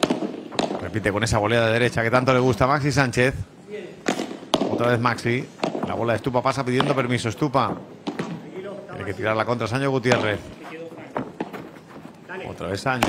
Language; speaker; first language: Spanish; native; Spanish